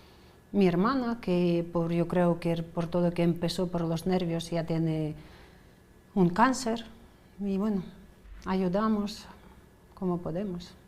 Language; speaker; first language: Spanish; non-native, fluent; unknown